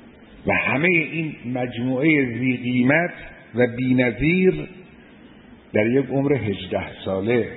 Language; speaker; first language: Persian; native; Persian